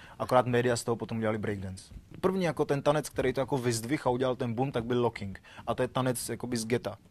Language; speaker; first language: Czech; early bilingual, other home language; Armenian